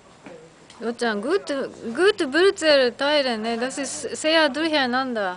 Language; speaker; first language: Dutch; non-native, learner; German